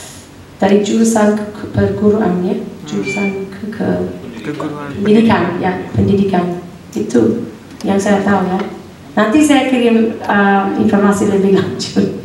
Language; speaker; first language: Indonesian; non-native, fluent; English